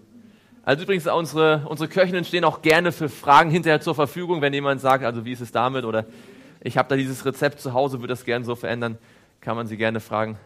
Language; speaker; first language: German; native; German